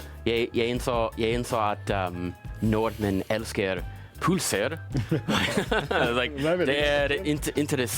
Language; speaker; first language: Norwegian; non-native, learner; English